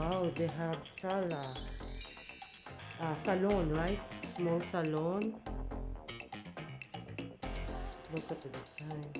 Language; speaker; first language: English; non-native, local second language; Filipino